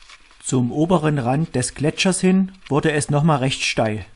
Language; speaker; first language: German; native; German